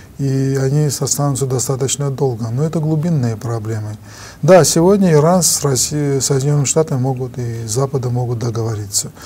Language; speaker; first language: Russian; non-native, local second language; Armenian